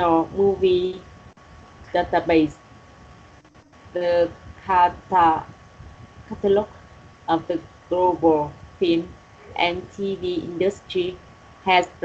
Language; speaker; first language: English; non-native, learner; Vietnamese